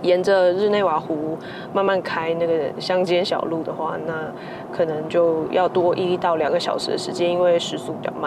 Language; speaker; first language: Chinese; native; Chinese